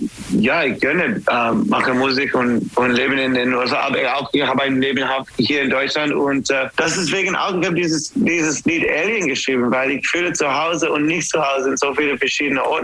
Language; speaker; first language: German; non-native, learner; English